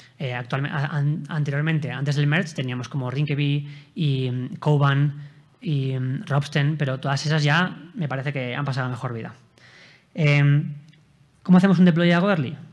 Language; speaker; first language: Spanish; native; Spanish